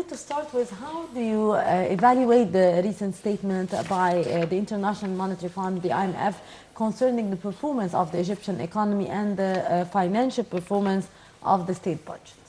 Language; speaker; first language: English; non-native, fluent; Arabic